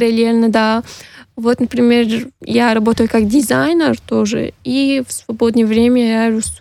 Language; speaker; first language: Russian; non-native, learner; Arabic